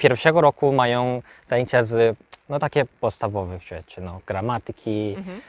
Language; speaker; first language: Polish; non-native, learner; Korean